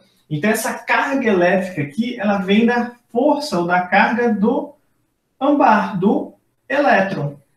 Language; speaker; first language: Portuguese; native; Portuguese